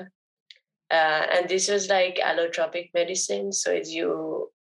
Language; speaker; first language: English; non-native, local second language; Sinhala